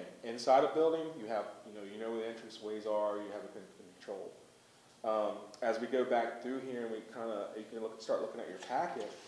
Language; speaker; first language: English; native; English